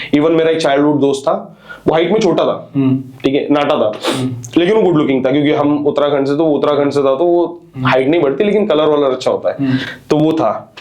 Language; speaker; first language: Hindi; non-native, local second language; Marathi